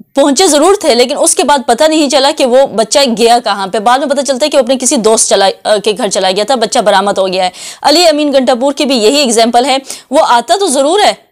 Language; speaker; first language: Urdu; native; Urdu